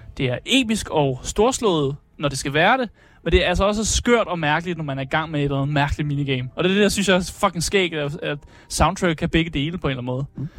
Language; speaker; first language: Danish; native; Danish